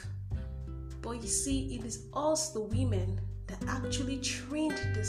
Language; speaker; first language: English; non-native, local second language; Igbo